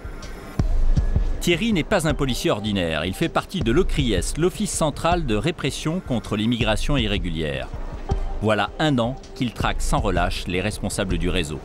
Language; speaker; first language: French; native; French